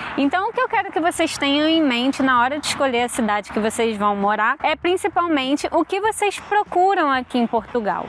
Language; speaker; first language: Portuguese; native; Portuguese